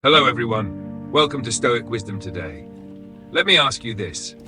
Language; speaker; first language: English; native; English